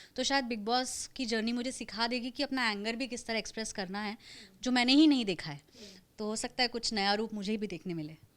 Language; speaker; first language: Hindi; non-native, local second language; Marathi